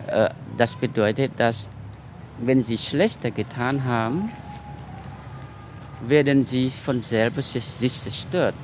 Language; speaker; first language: German; non-native, fluent; Khmer